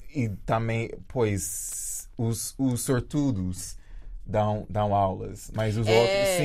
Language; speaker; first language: Portuguese; early bilingual, other home language; Jamaican Creole English